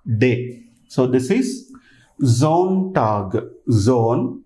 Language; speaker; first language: German; non-native, fluent; Telugu